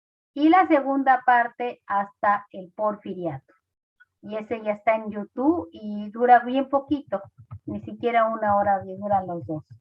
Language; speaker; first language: Spanish; native; Spanish